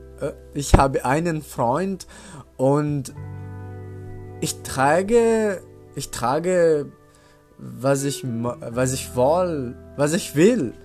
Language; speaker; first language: German; non-native, learner; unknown